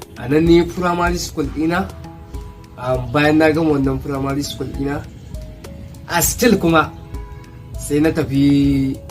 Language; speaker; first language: Hausa; native; Hausa